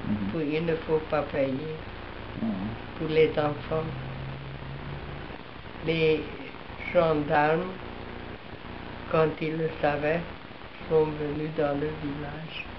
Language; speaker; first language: French; non-native, fluent; Hungarian